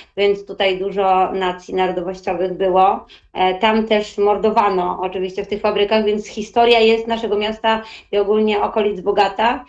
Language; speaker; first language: Polish; native; Polish